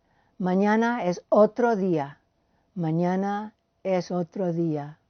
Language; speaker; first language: Spanish; non-native, fluent; English